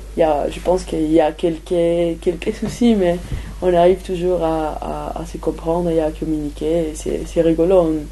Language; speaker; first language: French; non-native, fluent; Spanish